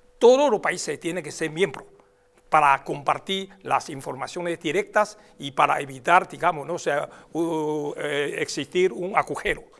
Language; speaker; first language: Spanish; non-native, fluent; Chinese